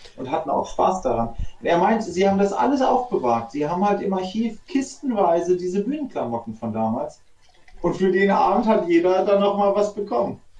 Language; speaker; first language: German; native; German